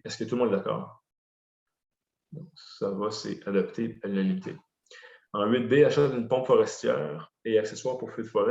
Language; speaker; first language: French; native; French